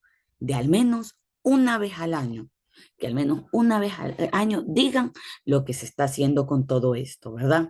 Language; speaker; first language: Spanish; native; Spanish